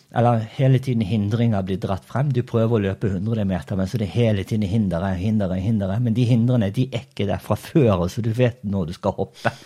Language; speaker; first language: Norwegian; early bilingual, other home language; Portuguese